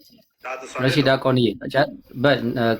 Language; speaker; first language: Amharic; native; Amharic